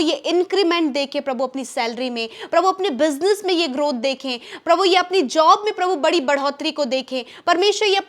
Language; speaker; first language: Hindi; native; Hindi